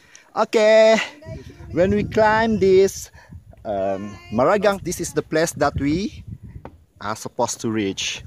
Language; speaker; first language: English; non-native, local second language; Malay